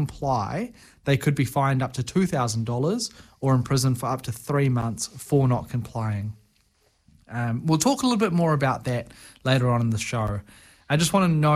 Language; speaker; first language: English; native; English